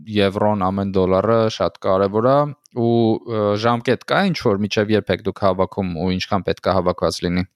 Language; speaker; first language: Armenian; native; Armenian